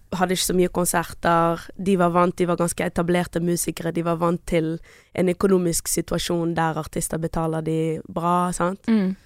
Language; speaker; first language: Norwegian; early bilingual, other home language; Portuguese